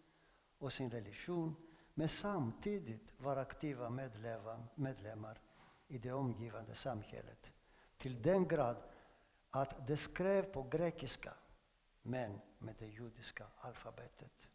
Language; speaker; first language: Swedish; non-native, fluent; Greek